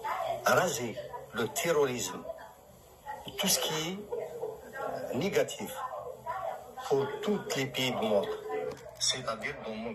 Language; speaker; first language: French; non-native, local second language; Arabic